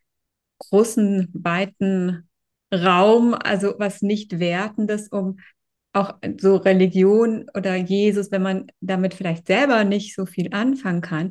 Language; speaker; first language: German; native; German